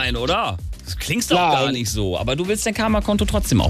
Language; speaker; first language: German; native; German